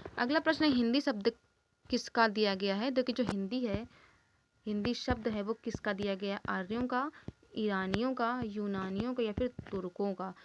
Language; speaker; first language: Hindi; native; Hindi